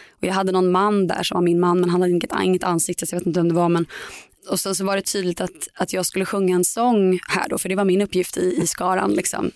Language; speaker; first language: Swedish; native; Swedish